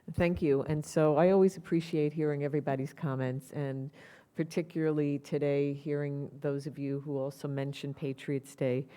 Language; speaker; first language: English; native; English